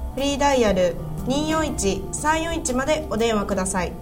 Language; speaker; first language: Japanese; native; Japanese